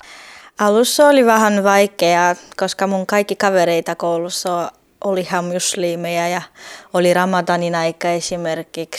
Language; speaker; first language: Finnish; non-native, fluent; Turkish